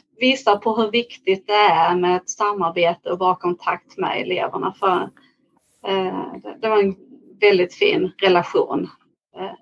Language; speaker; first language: Swedish; native; Swedish